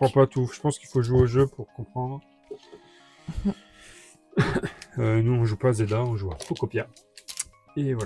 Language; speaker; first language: French; native; French